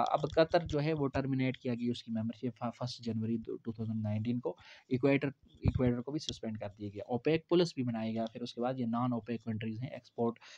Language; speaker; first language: Hindi; non-native, local second language; Kashmiri